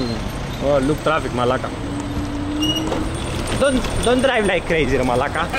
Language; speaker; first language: English; non-native, learner; Greek